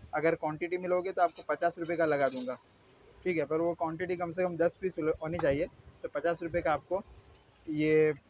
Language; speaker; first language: Hindi; non-native, local second language; Gujarati